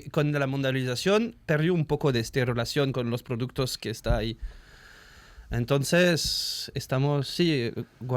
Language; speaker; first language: Spanish; non-native, learner; French